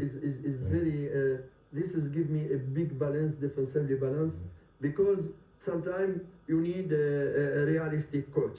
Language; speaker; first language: English; non-native, learner; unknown